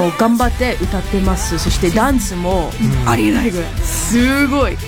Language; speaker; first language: Japanese; non-native, fluent; English